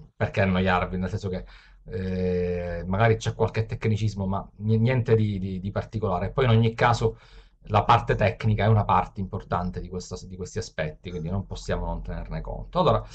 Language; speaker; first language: Italian; native; Italian